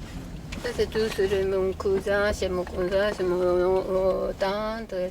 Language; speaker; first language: French; non-native, fluent; Japanese